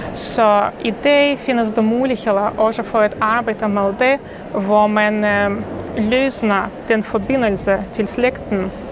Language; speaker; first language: Danish; non-native, fluent; Russian